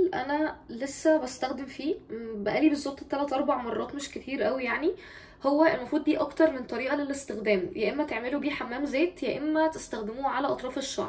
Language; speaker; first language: Arabic; native; Arabic